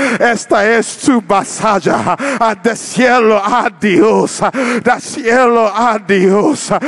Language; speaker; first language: Spanish; non-native, learner; English